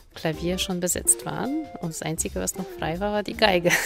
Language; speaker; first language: German; non-native, fluent; Polish